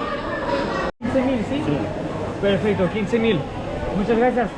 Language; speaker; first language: Spanish; non-native, learner; French